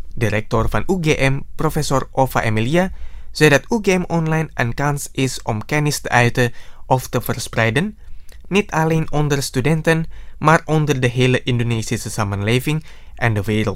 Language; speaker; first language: Dutch; non-native, fluent; Indonesian